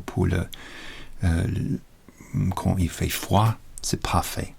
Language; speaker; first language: French; non-native, learner; English